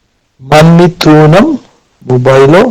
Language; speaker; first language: Persian; non-native, learner; Urdu